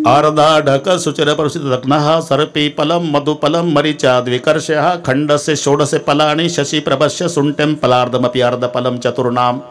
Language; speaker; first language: Hindi; non-native, local second language; Marathi